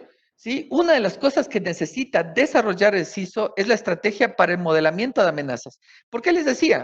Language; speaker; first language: Spanish; native; Spanish